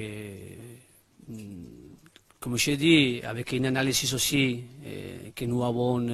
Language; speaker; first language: French; non-native, learner; Spanish